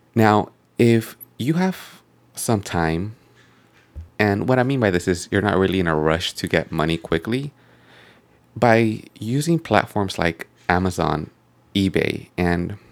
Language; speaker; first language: English; native; English